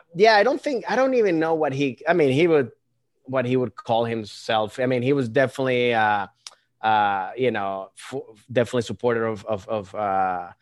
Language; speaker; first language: English; early bilingual, other home language; Spanish